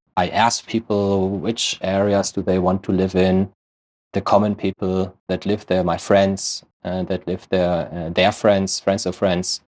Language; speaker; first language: English; non-native, fluent; German